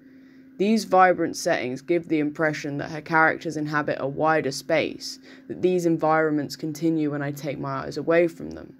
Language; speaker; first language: English; native; English